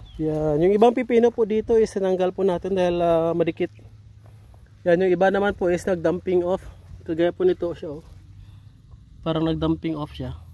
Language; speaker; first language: Filipino; non-native, local second language; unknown